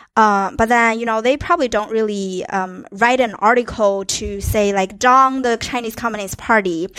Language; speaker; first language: English; non-native, fluent; Chinese